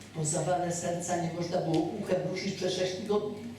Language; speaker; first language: Polish; native; Polish